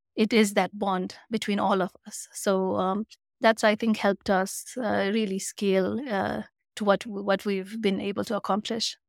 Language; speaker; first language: English; non-native, local second language; Nepali